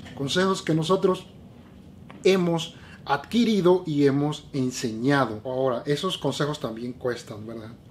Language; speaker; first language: Spanish; native; Spanish